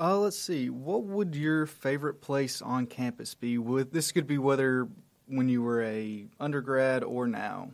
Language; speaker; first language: English; native; English